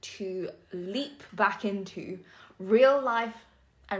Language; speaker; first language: English; native; English